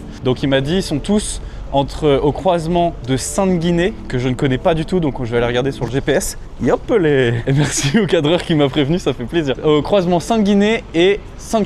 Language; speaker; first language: French; native; French